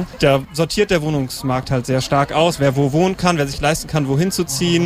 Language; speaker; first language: German; native; German